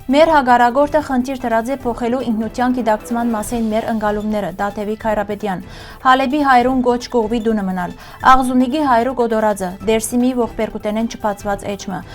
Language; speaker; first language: Armenian; early bilingual, heritage; Armenian